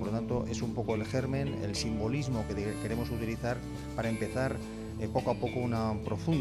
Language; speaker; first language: Spanish; native; Spanish